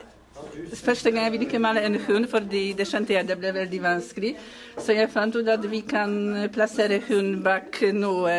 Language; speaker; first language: Norwegian; non-native, learner; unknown